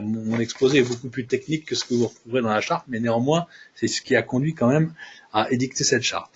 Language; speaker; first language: French; native; French